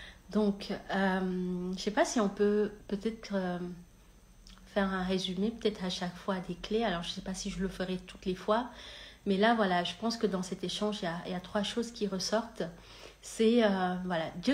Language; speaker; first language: French; non-native, local second language; Wolof